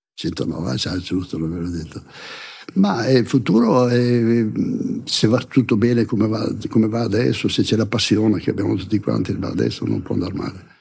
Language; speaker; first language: Italian; native; Italian